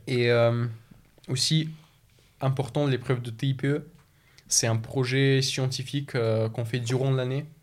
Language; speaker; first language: French; early bilingual, other home language; Russian